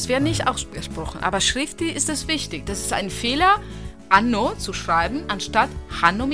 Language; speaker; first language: German; non-native, fluent; Italian